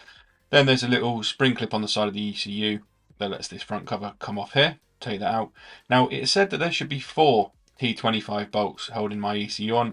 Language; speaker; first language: English; native; English